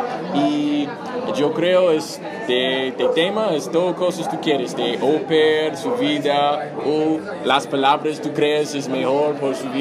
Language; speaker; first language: Spanish; non-native, learner; English